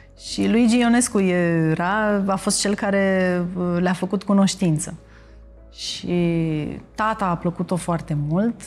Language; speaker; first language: Romanian; native; Romanian